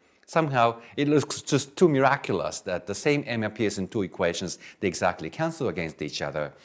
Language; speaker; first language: English; non-native, fluent; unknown